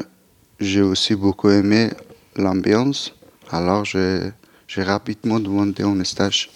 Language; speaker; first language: French; non-native, learner; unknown